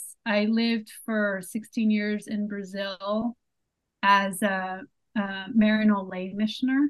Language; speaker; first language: English; native; English